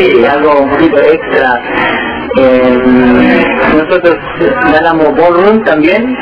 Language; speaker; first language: Spanish; early bilingual, heritage; Spanish